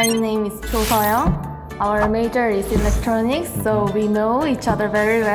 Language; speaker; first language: English; non-native, learner; Korean